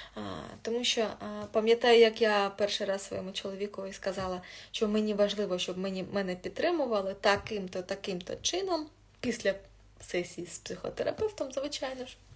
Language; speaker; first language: Ukrainian; non-native, local second language; Russian